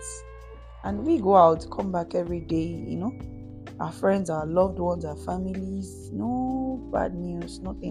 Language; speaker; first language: English; non-native, local second language; Yoruba